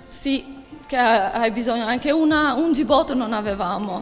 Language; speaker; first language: Italian; non-native, learner; Albanian